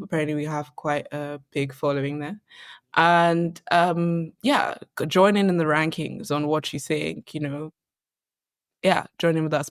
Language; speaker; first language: English; native; English